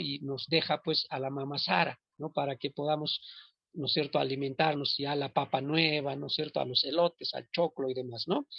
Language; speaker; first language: Spanish; non-native, local second language; Quechua